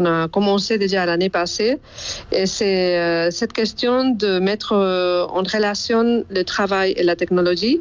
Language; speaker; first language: French; non-native, fluent; Spanish